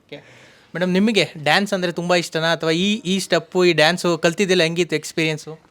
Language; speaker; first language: Kannada; native; Kannada